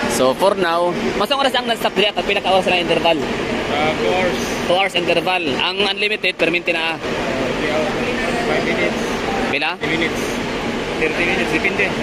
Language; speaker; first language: Filipino; non-native, local second language; Cebuano